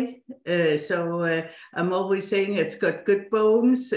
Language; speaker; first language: English; non-native, fluent; Danish